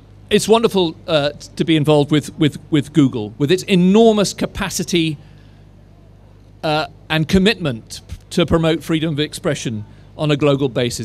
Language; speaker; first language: English; native; English